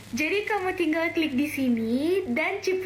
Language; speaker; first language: Indonesian; non-native, fluent; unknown